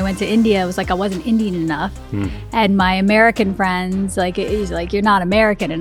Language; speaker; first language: English; early bilingual, other home language; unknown